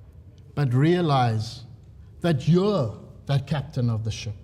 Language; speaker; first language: English; native; English